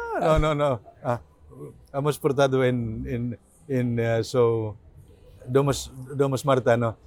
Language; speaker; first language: Spanish; non-native, learner; Cebuano